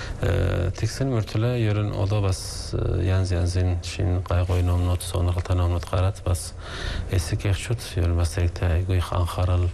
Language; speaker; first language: Mongolian; non-native, fluent; Turkish